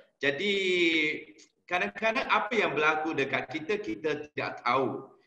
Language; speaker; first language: Malay; non-native, local second language; Chinese